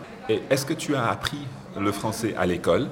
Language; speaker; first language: French; non-native, fluent; English